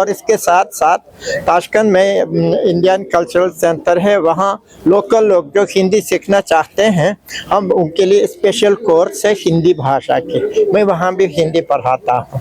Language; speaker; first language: Hindi; non-native, fluent; Uzbek